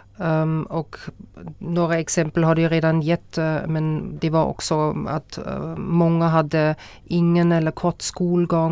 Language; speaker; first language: Swedish; non-native, fluent; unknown